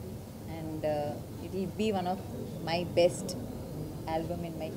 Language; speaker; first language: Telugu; non-native, local second language; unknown